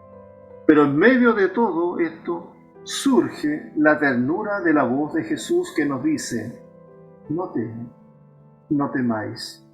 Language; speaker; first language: Spanish; native; Spanish